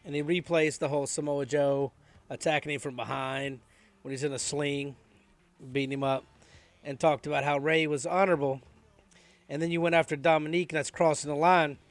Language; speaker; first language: English; native; English